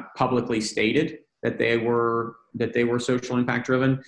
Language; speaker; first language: English; native; English